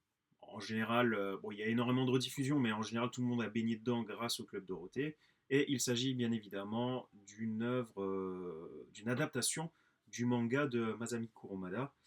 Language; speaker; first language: French; native; French